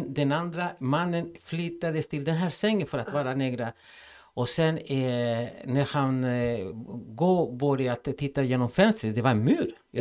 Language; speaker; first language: Swedish; non-native, fluent; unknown